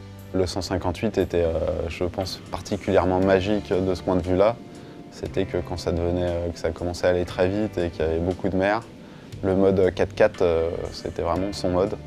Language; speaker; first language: French; native; French